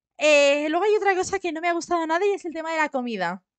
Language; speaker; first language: Spanish; native; Spanish